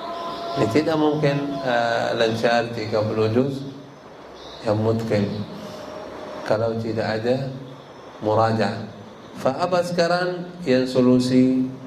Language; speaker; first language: Indonesian; non-native, learner; Arabic